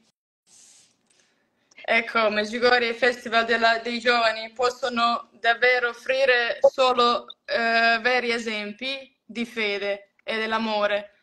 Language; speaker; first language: Italian; non-native, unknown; Croatian